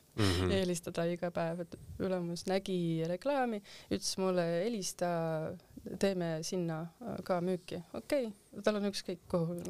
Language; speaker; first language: Estonian; non-native, local second language; Russian